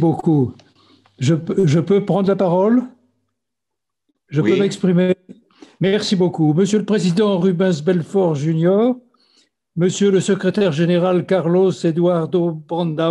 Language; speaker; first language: French; native; French